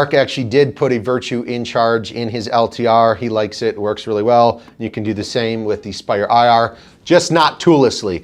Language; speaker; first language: English; native; English